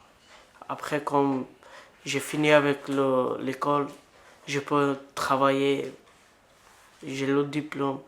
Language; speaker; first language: French; non-native, learner; Bulgarian